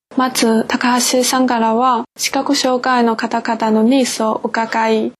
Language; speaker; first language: Japanese; non-native, fluent; Chinese